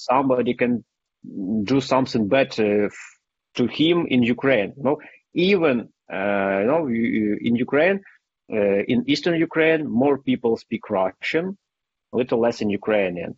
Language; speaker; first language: English; non-native, fluent; Ukrainian